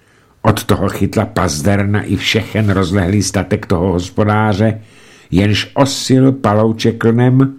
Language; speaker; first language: Czech; native; Czech